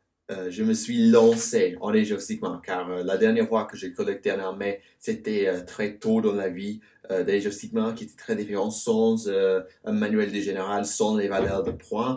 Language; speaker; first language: French; non-native, fluent; English